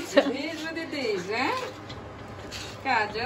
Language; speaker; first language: Dutch; non-native, local second language; Caribbean Hindustani